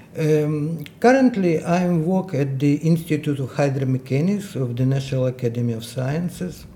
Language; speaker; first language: English; non-native, fluent; Ukrainian